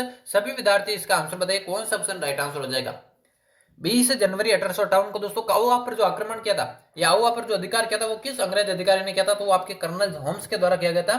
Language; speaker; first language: Hindi; native; Hindi